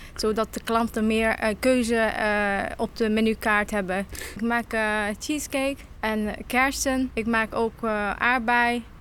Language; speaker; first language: Dutch; non-native, fluent; Turkish